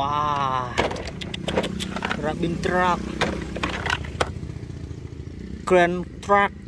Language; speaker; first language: English; non-native, learner; Indonesian